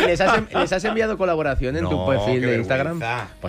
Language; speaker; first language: Spanish; native; Spanish